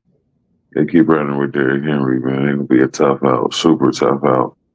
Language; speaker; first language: English; native; English